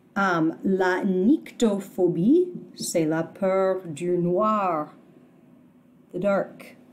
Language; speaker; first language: French; non-native, fluent; English